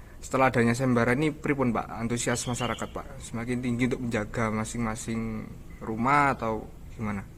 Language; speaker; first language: Indonesian; native; Indonesian